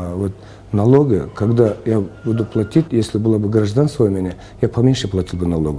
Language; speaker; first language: Russian; non-native, local second language; Kyrgyz